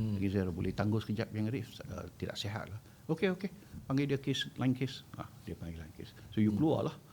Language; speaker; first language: Malay; non-native, local second language; Tamil